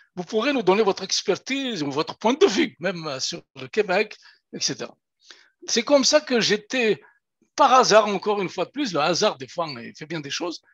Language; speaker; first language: French; non-native, local second language; Kabyle